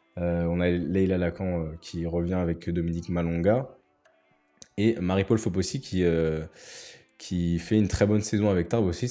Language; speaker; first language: French; native; French